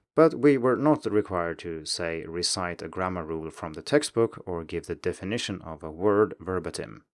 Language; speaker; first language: English; non-native, fluent; Swedish